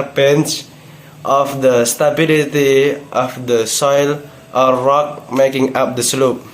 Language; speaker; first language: English; non-native, learner; Indonesian